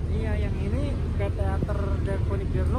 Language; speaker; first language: Indonesian; native; Indonesian